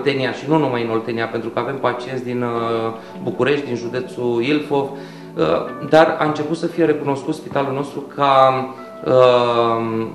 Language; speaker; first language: Romanian; native; Romanian